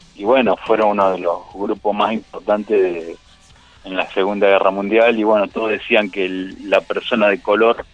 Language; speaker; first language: Spanish; native; Spanish